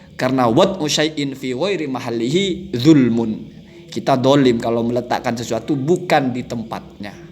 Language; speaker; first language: Indonesian; non-native, local second language; Madurese